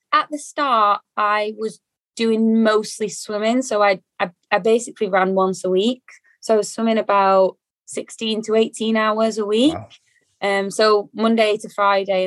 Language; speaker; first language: English; native; English